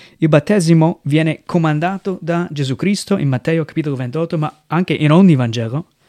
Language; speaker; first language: Italian; non-native, fluent; English